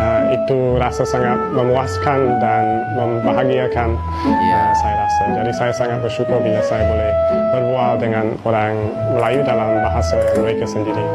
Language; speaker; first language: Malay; non-native, fluent; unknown